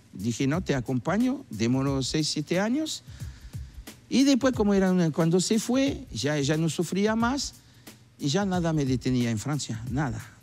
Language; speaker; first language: Spanish; non-native, fluent; French